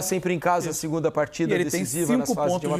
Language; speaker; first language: Portuguese; native; Portuguese